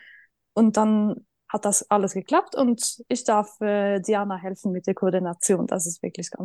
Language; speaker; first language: German; non-native, fluent; Norwegian